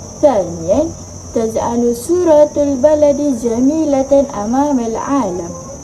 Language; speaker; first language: Arabic; non-native, learner; Malay